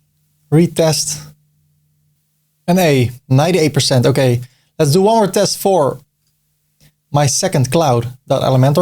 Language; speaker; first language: English; non-native, fluent; Dutch